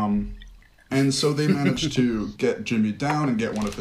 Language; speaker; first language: English; native; English